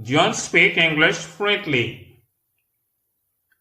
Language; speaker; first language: English; non-native, learner; Haitian Creole